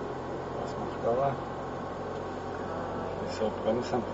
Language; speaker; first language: German; native; German